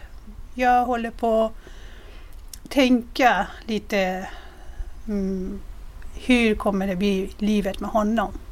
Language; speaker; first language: Swedish; non-native, fluent; Persian